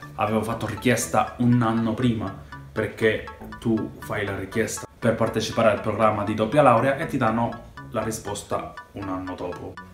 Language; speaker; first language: Italian; non-native, fluent; Spanish